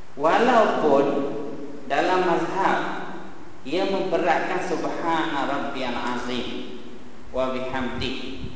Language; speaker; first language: Malay; early bilingual, heritage; Arabic